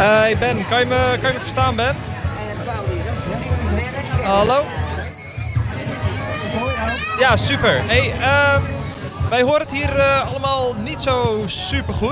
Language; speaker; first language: Dutch; native; Dutch